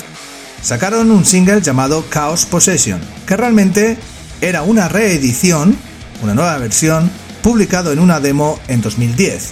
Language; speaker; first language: Spanish; native; Spanish